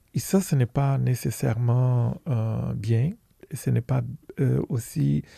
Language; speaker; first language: French; non-native, fluent; Portuguese